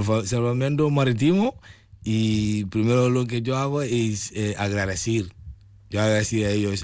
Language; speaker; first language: Spanish; non-native, learner; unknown